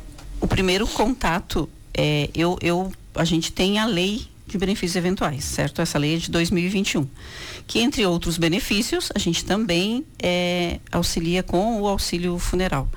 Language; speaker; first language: Portuguese; native; Portuguese